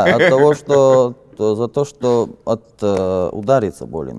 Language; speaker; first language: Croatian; non-native, learner; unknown